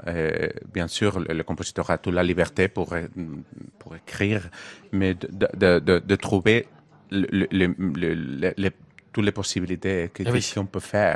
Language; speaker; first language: French; non-native, learner; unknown